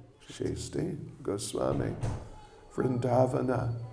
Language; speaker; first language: Russian; non-native, learner; English